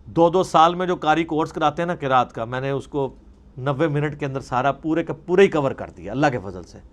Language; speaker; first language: Urdu; non-native, local second language; Punjabi